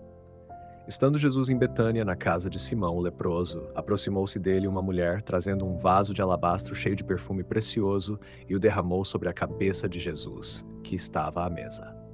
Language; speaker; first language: Portuguese; native; Portuguese